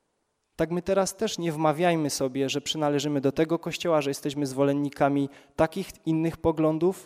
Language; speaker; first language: Polish; native; Polish